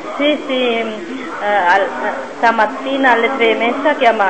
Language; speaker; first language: Italian; non-native, learner; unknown